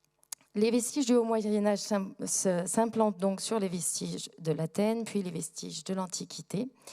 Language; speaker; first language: French; native; French